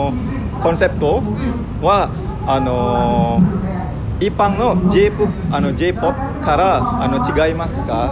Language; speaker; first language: Japanese; non-native, learner; Indonesian